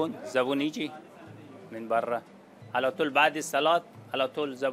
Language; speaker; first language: Arabic; non-native, learner; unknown